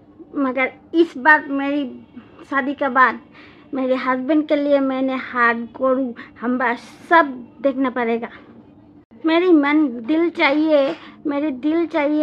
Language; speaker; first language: Hindi; non-native, learner; Bangla